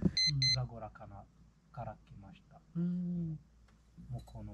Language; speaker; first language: Japanese; non-native, learner; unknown